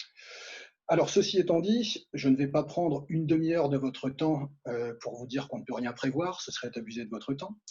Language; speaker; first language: French; native; French